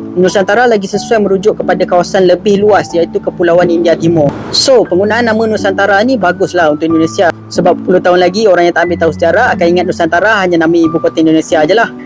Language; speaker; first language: Malay; native; Malay